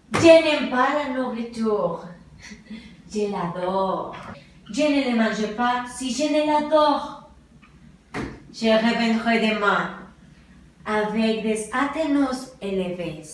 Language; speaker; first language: French; non-native, learner; Spanish